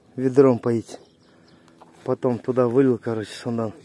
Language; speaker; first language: Russian; non-native, local second language; Kazakh